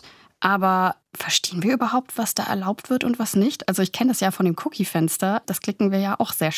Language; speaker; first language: German; native; German